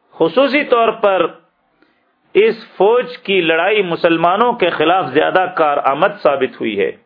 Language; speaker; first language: Urdu; native; Urdu